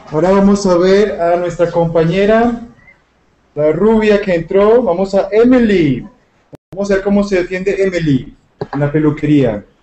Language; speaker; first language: Spanish; native; Spanish